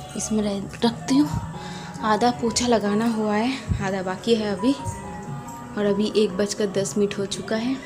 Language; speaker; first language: Hindi; non-native, local second language; Bangla